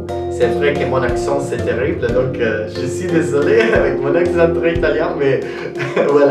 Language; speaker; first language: French; non-native, learner; Italian